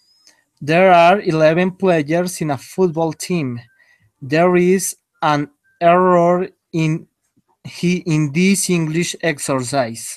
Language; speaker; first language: English; non-native, learner; Spanish